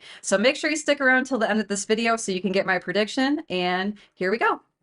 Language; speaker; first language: English; native; English